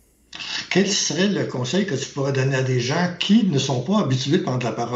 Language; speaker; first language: French; native; French